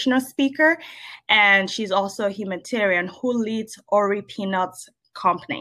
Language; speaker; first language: English; non-native, local second language; Yoruba